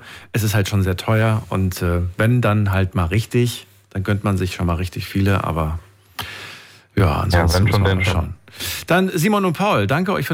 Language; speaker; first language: German; native; German